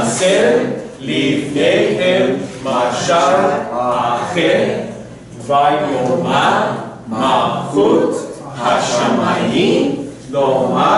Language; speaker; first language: Hebrew; non-native, learner; English